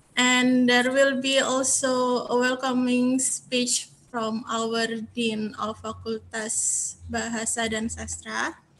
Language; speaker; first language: English; non-native, fluent; Indonesian